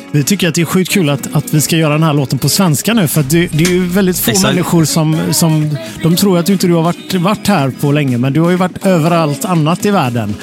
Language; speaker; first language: Swedish; native; Swedish